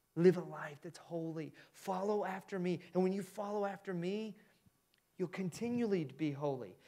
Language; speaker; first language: English; native; English